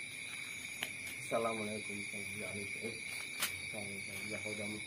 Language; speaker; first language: Indonesian; native; Indonesian